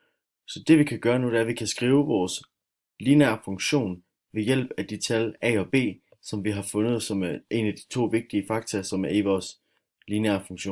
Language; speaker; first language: Danish; native; Danish